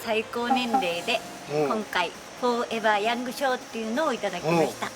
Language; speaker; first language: Japanese; native; Japanese